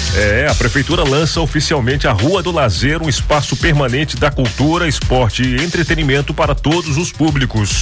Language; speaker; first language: Portuguese; native; Portuguese